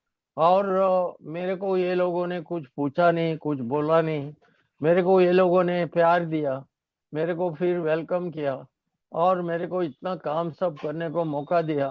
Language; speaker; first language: Hindi; non-native, local second language; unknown